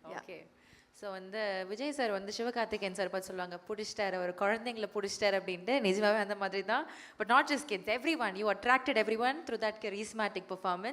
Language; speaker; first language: Tamil; native; Tamil